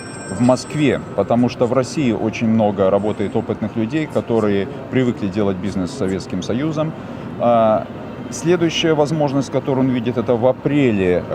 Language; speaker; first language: Russian; native; Russian